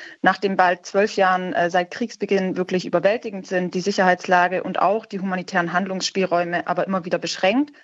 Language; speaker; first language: German; native; German